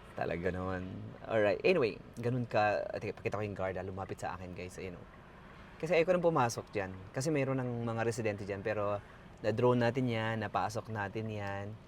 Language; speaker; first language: Filipino; non-native, local second language; Cebuano